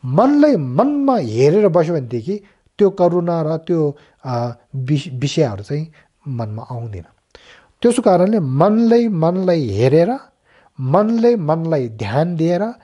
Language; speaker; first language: Nepali; non-native, local second language; Tibetan